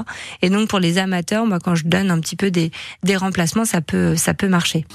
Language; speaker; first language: French; native; French